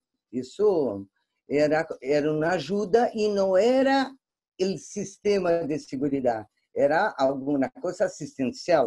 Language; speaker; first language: Spanish; non-native, fluent; Portuguese